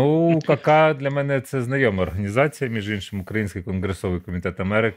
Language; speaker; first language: Ukrainian; native; Ukrainian